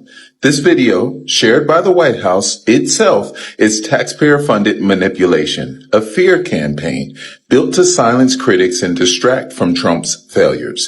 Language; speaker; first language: English; native; English